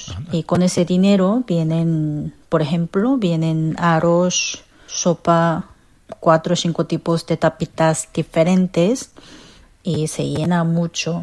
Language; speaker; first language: Spanish; non-native, fluent; Korean